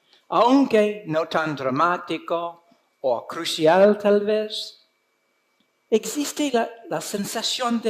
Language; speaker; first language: Spanish; non-native, fluent; English